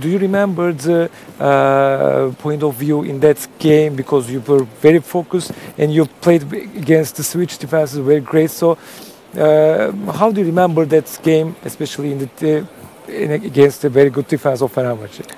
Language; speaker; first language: English; non-native, fluent; Turkish